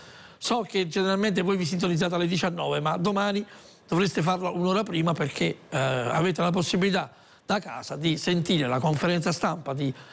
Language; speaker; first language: Italian; native; Italian